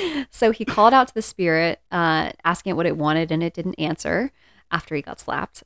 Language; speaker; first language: English; native; English